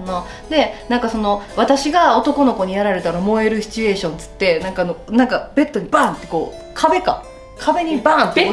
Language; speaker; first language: Japanese; native; Japanese